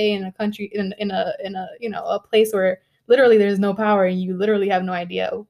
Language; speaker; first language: English; early bilingual, other home language; Spanish